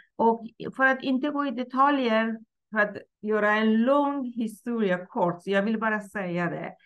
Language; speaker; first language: Swedish; non-native, fluent; Persian